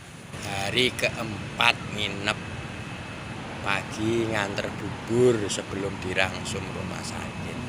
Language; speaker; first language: Indonesian; non-native, local second language; Javanese